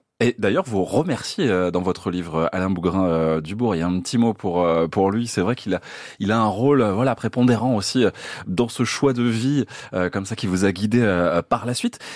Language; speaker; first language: French; native; French